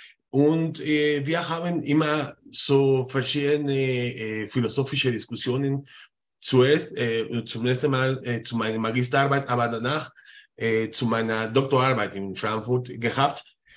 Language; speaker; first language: German; non-native, fluent; Spanish